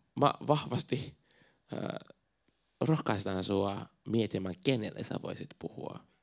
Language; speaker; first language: Finnish; non-native, fluent; Portuguese